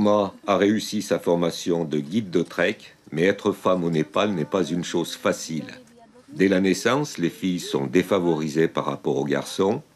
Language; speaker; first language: French; native; French